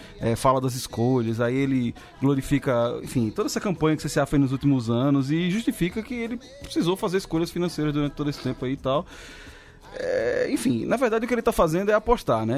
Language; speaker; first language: Portuguese; native; Portuguese